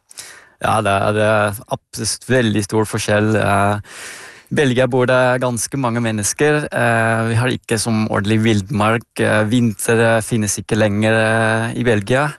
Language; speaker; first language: Norwegian; non-native, fluent; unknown